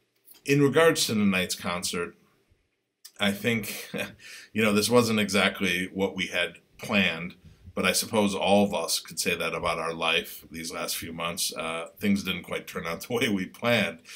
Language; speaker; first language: English; native; English